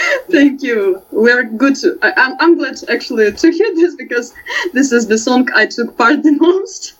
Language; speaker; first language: English; non-native, fluent; Russian